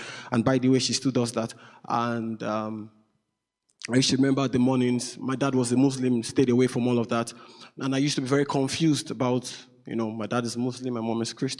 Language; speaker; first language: English; non-native, local second language; Yoruba